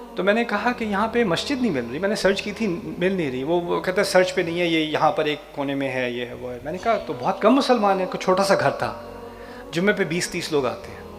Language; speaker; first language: Urdu; early bilingual, heritage; Urdu